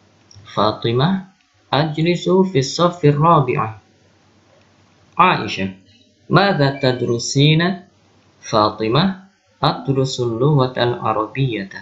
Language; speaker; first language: Arabic; non-native, local second language; Indonesian